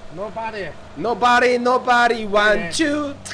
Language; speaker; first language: English; non-native, learner; Korean